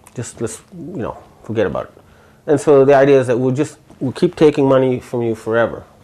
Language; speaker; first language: English; native; English